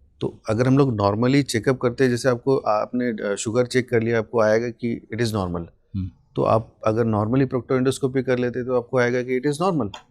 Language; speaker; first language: Hindi; non-native, local second language; Marathi